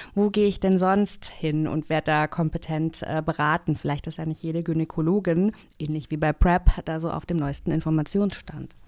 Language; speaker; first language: German; native; German